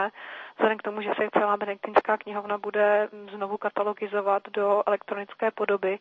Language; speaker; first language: Czech; native; Czech